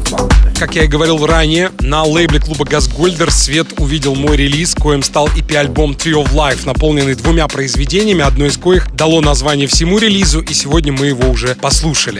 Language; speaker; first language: Russian; native; Russian